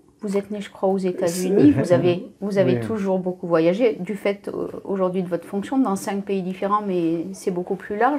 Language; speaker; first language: French; native; French